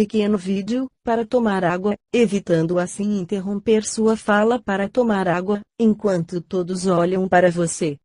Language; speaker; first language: Portuguese; native; Portuguese